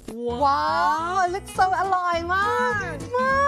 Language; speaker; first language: Thai; non-native, fluent; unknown